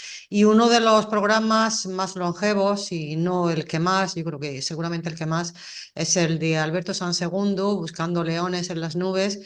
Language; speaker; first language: Spanish; native; Spanish